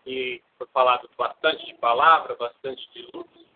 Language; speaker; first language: Portuguese; native; Portuguese